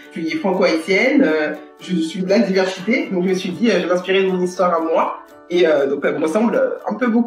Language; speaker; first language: French; native; French